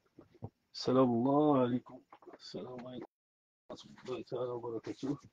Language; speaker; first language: Arabic; native; Arabic